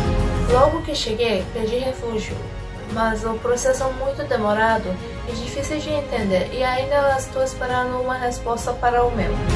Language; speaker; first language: Portuguese; non-native, fluent; Persian